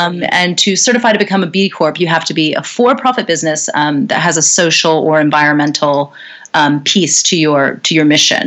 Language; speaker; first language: English; native; English